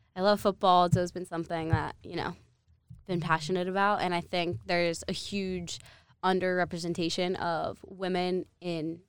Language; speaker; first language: English; native; English